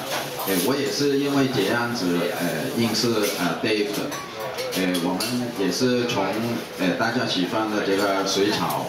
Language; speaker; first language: Chinese; non-native, local second language; Cantonese